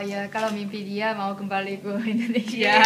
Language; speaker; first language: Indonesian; non-native, fluent; Korean